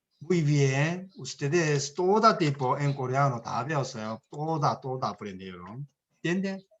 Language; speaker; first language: Spanish; non-native, learner; Korean